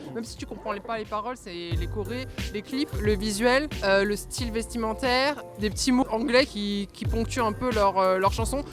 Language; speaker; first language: French; native; French